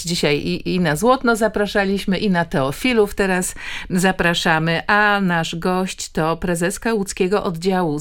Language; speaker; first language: Polish; native; Polish